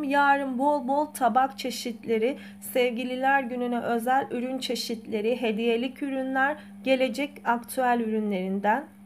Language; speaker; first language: Turkish; native; Turkish